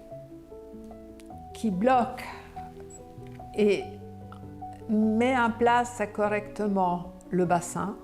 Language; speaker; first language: French; non-native, fluent; Italian